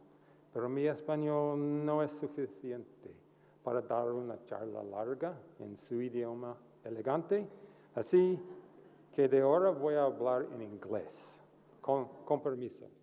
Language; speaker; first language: Spanish; non-native, learner; English